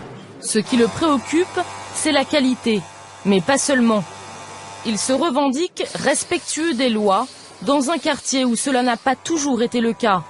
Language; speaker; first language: French; native; French